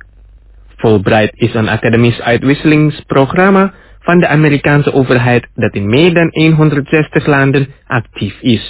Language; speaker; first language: Dutch; non-native, fluent; Indonesian